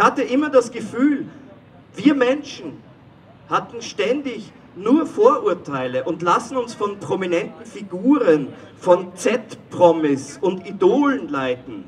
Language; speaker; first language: German; native; German